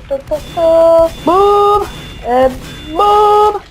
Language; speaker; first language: French; native; French